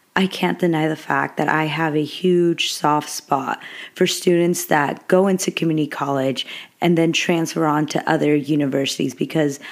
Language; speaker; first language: English; early bilingual, other home language; Spanish